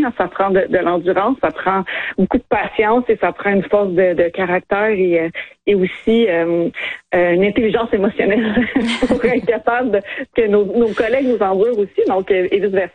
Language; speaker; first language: French; native; French